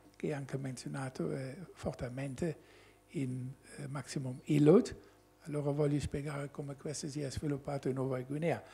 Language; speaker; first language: Italian; non-native, fluent; German